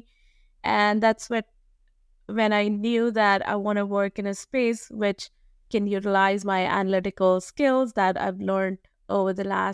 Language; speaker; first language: English; non-native, local second language; Hindi